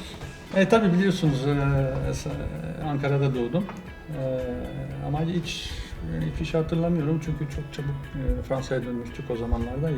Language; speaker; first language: Turkish; non-native, fluent; French